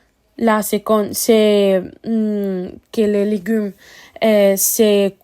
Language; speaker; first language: French; non-native, learner; Spanish